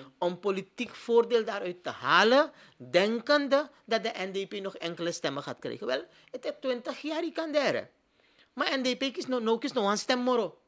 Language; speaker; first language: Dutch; native; Dutch